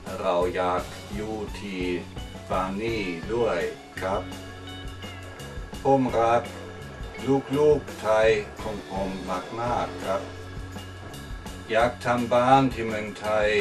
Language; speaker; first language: Thai; non-native, learner; German